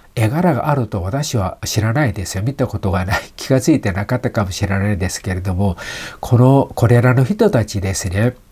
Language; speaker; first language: Japanese; non-native, fluent; Chinese